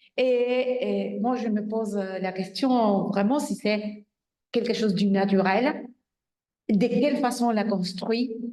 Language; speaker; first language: French; non-native, fluent; Spanish